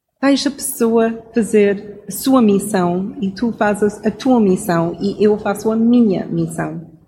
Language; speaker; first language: Portuguese; non-native, fluent; English